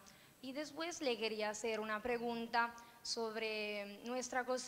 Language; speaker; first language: Spanish; early bilingual, heritage; Italian